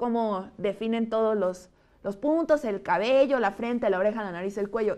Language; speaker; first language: Spanish; native; Spanish